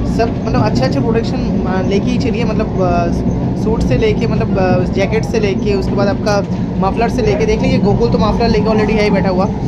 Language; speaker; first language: Hindi; native; Hindi